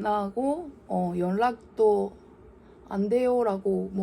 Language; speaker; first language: Korean; non-native, learner; Japanese